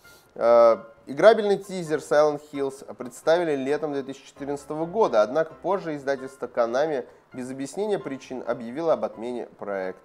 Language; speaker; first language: Russian; native; Russian